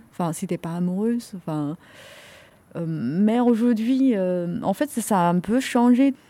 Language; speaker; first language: French; non-native, fluent; Chinese